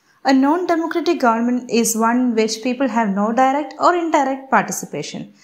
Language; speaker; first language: English; non-native, local second language; Malayalam